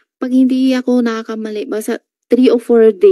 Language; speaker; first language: Filipino; non-native, learner; Chinese